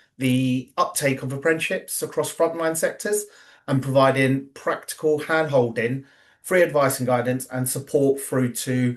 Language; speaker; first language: English; native; English